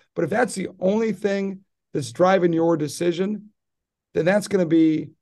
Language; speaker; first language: English; native; English